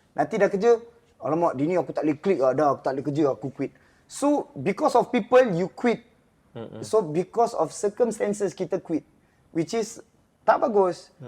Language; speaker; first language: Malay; native; Malay